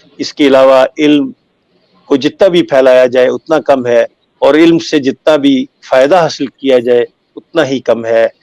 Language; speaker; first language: Urdu; native; Urdu